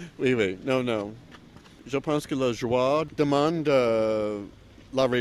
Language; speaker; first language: French; non-native, learner; English